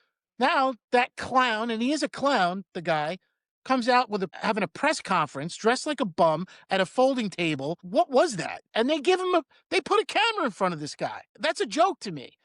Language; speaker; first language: English; native; English